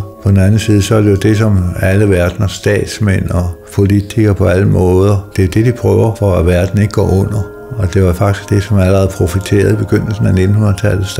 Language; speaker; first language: Danish; native; Danish